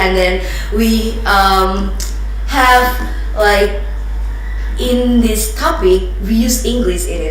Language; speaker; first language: English; non-native, learner; Indonesian